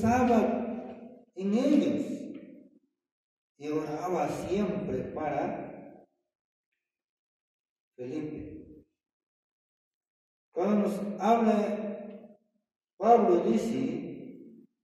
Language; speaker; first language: Spanish; non-native, fluent; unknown